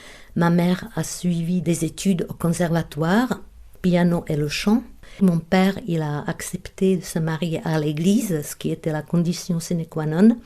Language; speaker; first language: French; non-native, fluent; Czech